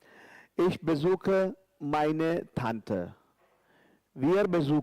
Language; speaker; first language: German; non-native, fluent; Hindi